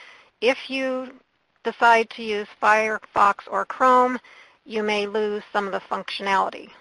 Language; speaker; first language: English; native; English